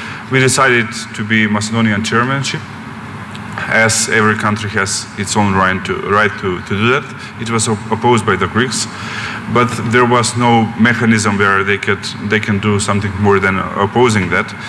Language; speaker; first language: English; non-native, fluent; Macedonian